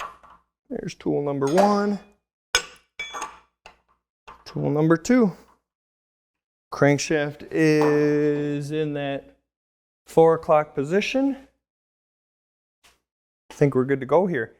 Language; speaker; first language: English; native; English